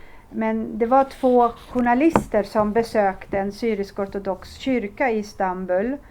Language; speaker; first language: Swedish; early bilingual, other home language; Assyrian Neo-Aramaic